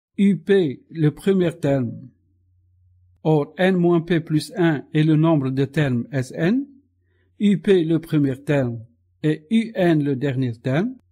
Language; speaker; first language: French; non-native, local second language; Arabic